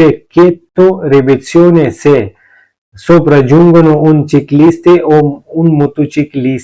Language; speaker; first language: Italian; non-native, learner; Urdu